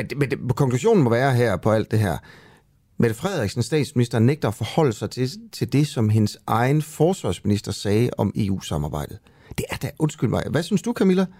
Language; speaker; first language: Danish; native; Danish